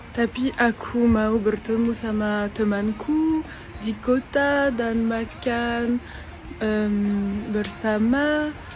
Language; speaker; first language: Indonesian; non-native, learner; French